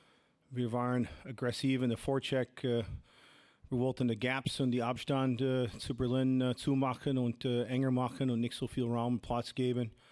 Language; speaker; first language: German; non-native, fluent; English